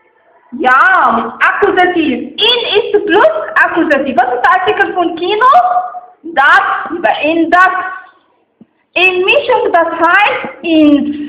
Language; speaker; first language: German; non-native, fluent; Arabic